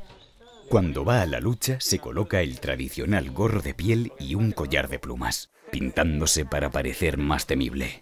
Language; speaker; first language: Spanish; native; Spanish